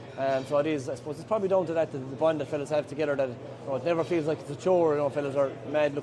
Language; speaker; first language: English; native; English